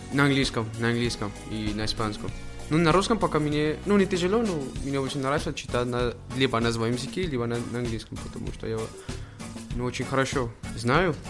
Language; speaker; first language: Russian; non-native, learner; Spanish